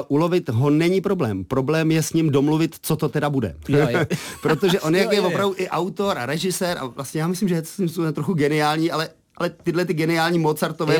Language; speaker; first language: Czech; native; Czech